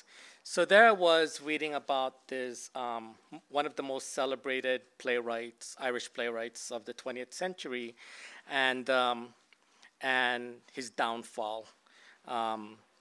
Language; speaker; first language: English; native; English